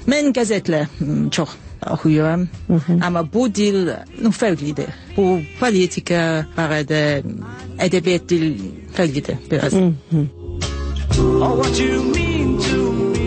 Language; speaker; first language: Azerbaijani; non-native, learner; English